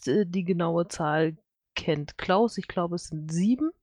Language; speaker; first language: German; native; German